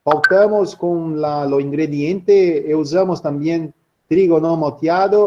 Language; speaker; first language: Spanish; non-native, learner; Portuguese